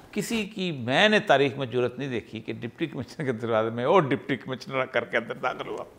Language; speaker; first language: Urdu; non-native, local second language; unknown